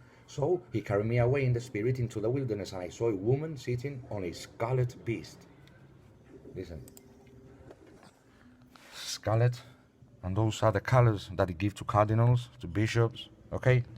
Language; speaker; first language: English; non-native, fluent; Spanish